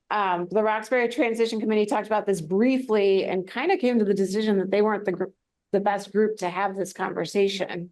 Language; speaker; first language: English; native; English